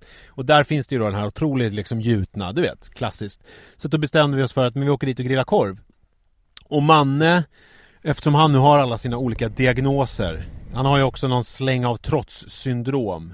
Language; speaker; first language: Swedish; native; Swedish